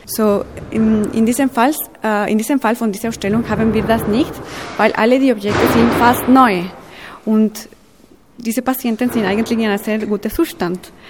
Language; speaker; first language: German; non-native, fluent; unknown